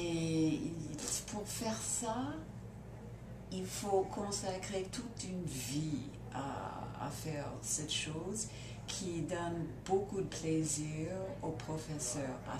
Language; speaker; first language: French; non-native, fluent; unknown